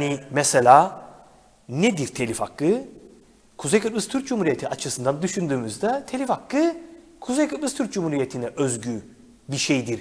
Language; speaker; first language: Turkish; native; Turkish